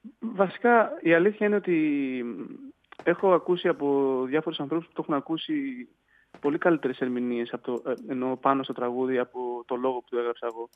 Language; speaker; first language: Greek; native; Greek